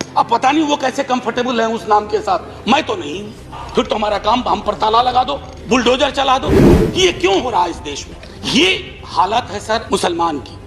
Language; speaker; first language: Hindi; native; Hindi